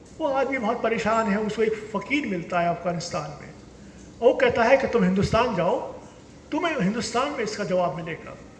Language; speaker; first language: Hindi; native; Hindi